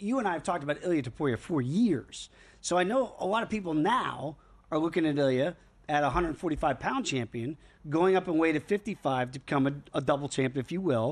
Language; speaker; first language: English; native; English